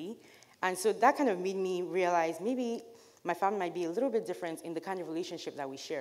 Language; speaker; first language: English; non-native, local second language; Igbo